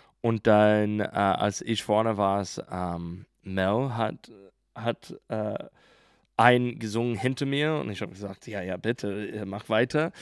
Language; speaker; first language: German; non-native, learner; English